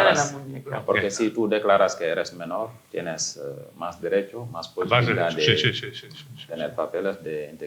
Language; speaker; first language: Spanish; non-native, fluent; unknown